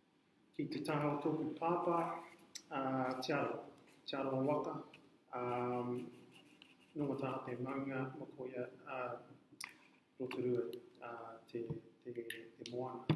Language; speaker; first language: Māori; non-native, learner; English